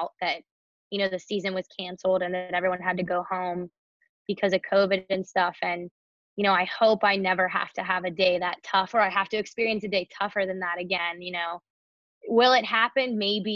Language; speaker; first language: English; native; English